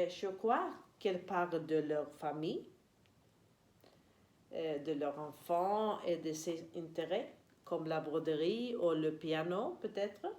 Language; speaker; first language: French; non-native, learner; Swedish